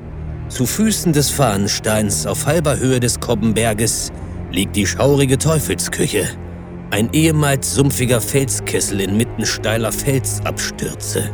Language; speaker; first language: German; native; German